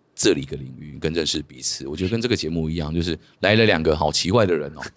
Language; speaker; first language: Chinese; native; Chinese